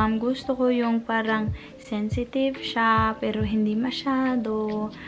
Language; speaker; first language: Filipino; non-native, fluent; English